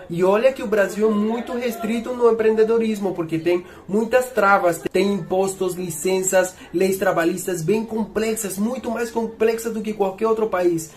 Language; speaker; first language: Portuguese; non-native, fluent; Spanish